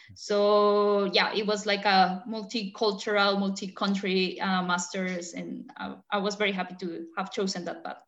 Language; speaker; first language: English; non-native, fluent; Spanish